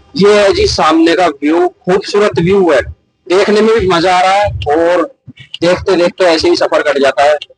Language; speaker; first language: Hindi; native; Hindi